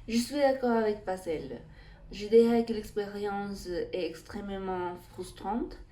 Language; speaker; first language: French; non-native, fluent; Spanish